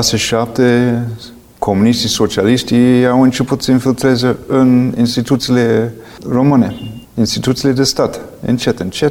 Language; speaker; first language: Romanian; non-native, fluent; English